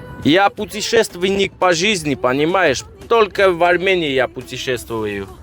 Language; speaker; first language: Russian; non-native, learner; Armenian